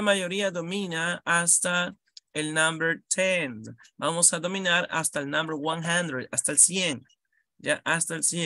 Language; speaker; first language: Spanish; native; Spanish